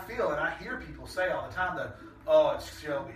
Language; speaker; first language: English; native; English